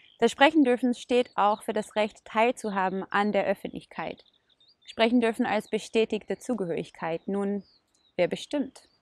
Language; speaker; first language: German; non-native, fluent; Hebrew